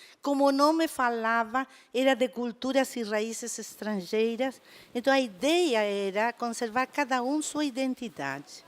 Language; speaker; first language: Portuguese; non-native, fluent; Spanish